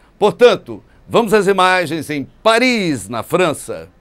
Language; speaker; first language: Portuguese; native; Portuguese